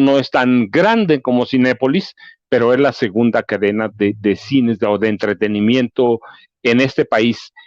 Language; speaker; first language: Spanish; native; Spanish